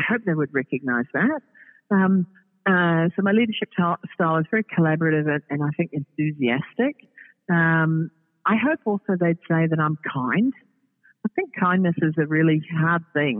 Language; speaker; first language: English; native; English